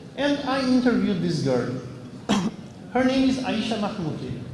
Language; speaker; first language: English; non-native, fluent; Albanian